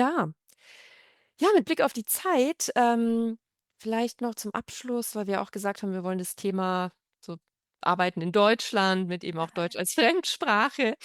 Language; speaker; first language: German; native; German